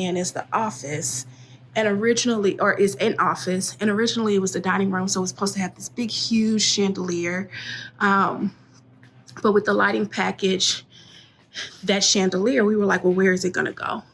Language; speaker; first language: English; native; English